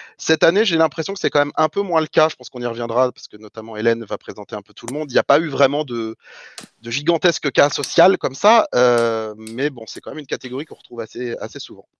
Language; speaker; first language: French; native; French